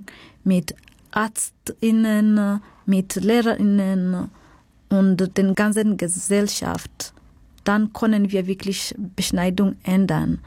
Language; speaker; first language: German; non-native, fluent; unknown